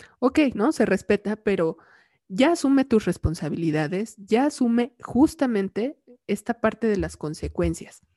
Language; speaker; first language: Spanish; native; Spanish